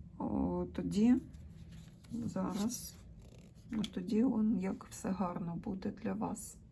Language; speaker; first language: Ukrainian; non-native, local second language; Russian